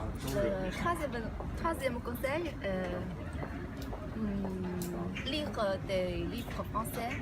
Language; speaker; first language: French; non-native, learner; Chinese